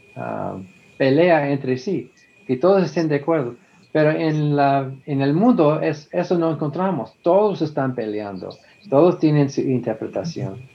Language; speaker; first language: Spanish; non-native, fluent; English